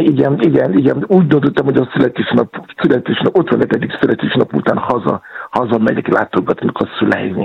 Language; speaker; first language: Hungarian; non-native, fluent; Yoruba